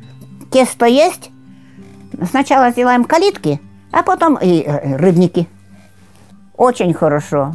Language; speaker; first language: Russian; non-native, local second language; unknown